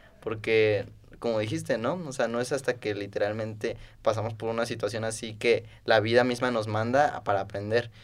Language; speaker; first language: Spanish; native; Spanish